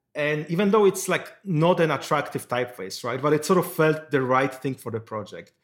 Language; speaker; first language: English; non-native, fluent; Polish